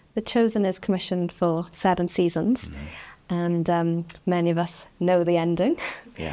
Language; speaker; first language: English; native; English